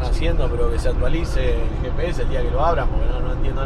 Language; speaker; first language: Spanish; native; Spanish